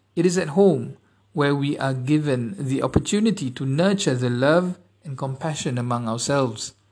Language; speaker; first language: English; non-native, local second language; Malay